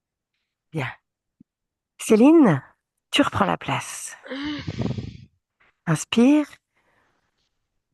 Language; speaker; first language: French; native; French